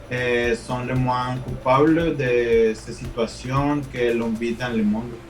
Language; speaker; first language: French; non-native, fluent; Spanish